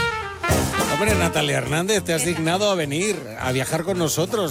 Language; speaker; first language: Spanish; native; Spanish